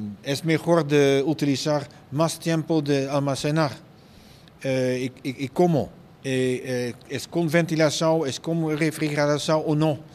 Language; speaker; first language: Spanish; non-native, fluent; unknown